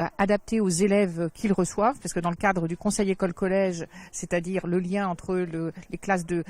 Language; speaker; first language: French; native; French